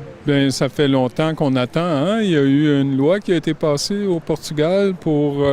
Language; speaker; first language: French; native; French